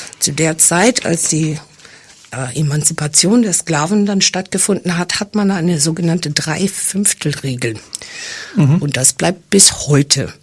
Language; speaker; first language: German; non-native, fluent; English